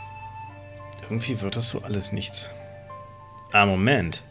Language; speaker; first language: German; native; German